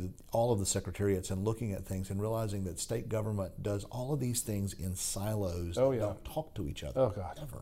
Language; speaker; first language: English; native; English